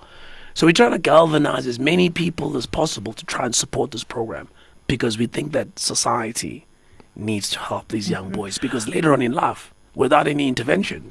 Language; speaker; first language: English; non-native, local second language; Zulu